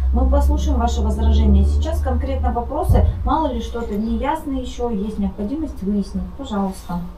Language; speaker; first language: Russian; native; Russian